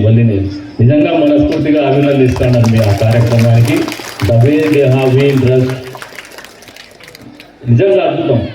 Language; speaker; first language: Telugu; native; Telugu